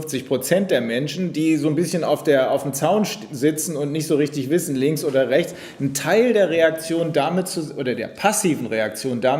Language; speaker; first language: German; native; German